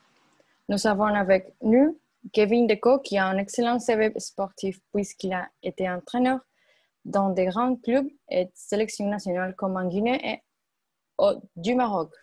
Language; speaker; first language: French; non-native, learner; Spanish